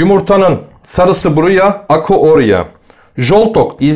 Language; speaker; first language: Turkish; native; Turkish